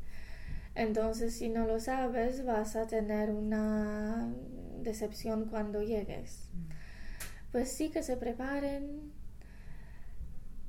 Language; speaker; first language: Spanish; non-native, fluent; English